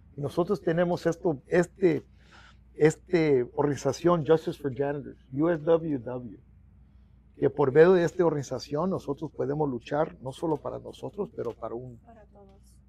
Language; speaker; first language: Spanish; early bilingual, heritage; Spanish